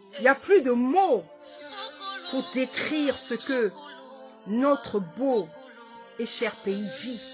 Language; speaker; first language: French; non-native, local second language; Lingala